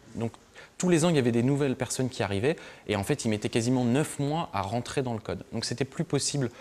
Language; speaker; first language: French; native; French